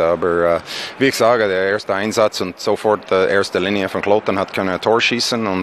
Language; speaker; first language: German; non-native, fluent; English